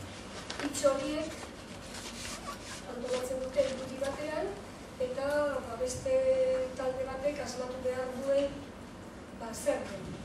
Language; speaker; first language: Basque; non-native, local second language; Spanish